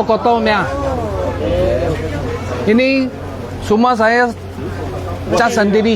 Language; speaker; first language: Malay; non-native, local second language; Cantonese